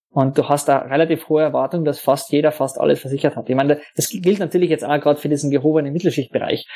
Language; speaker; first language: German; native; German